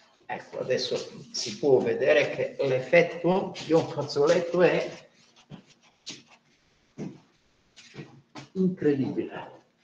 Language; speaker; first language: Italian; non-native, fluent; Bulgarian